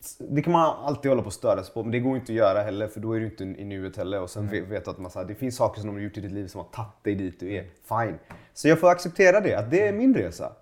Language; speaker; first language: Swedish; early bilingual, other home language; Persian